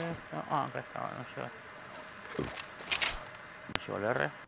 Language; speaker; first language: Spanish; native; Spanish